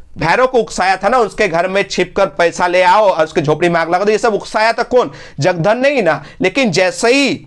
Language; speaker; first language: Hindi; non-native, local second language; Bangla